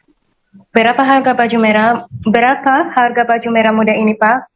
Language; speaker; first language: Indonesian; non-native, learner; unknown